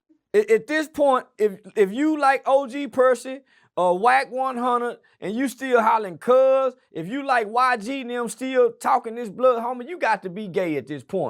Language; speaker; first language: English; native; English